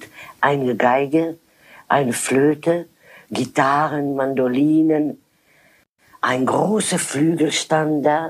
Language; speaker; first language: German; non-native, fluent; French